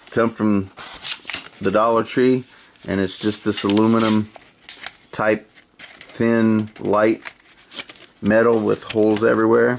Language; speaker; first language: English; native; English